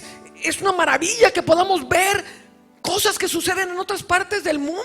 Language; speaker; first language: Spanish; native; Spanish